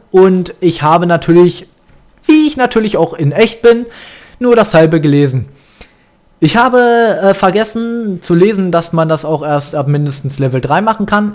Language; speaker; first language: German; native; German